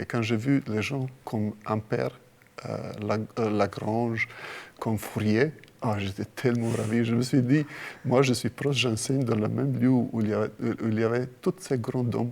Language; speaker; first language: French; non-native, fluent; Croatian